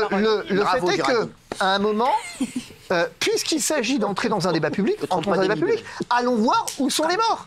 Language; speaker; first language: French; native; French